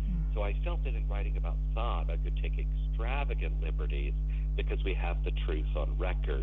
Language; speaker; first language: English; native; English